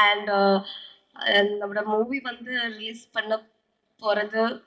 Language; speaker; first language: Tamil; non-native, learner; Malayalam